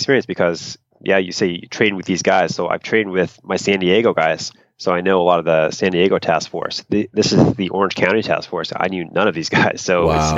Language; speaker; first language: English; native; English